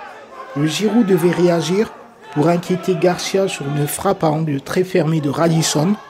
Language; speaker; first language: French; native; French